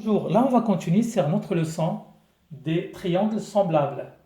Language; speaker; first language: French; non-native, local second language; Arabic